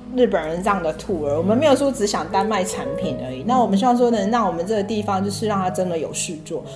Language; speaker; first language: Chinese; native; Chinese